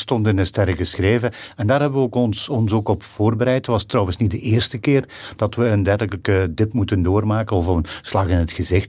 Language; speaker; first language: Dutch; native; Dutch